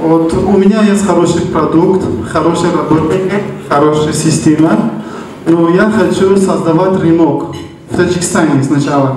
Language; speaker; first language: Russian; non-native, local second language; Uzbek